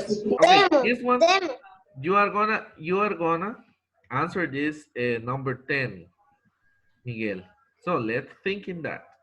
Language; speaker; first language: English; non-native, fluent; Spanish